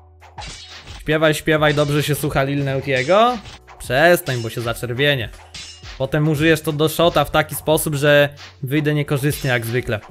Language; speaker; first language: Polish; native; Polish